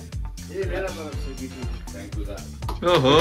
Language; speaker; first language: Hindi; non-native, local second language; Bangla